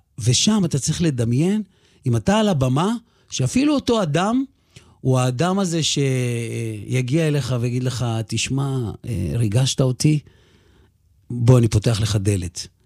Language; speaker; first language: Hebrew; early bilingual, other home language; Russian